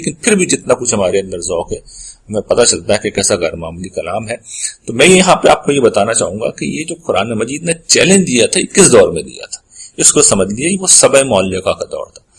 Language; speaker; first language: Urdu; native; Urdu